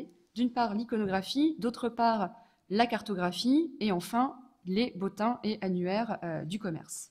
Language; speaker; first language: French; native; French